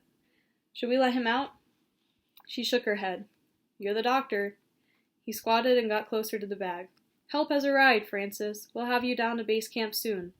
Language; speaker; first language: English; native; English